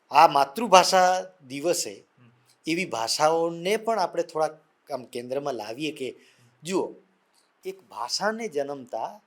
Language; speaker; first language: Gujarati; non-native, local second language; Vasavi